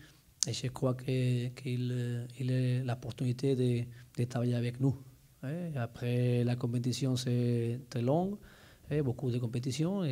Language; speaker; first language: French; non-native, learner; Spanish